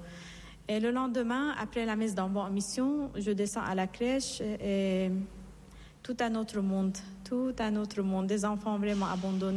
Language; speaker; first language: French; non-native, fluent; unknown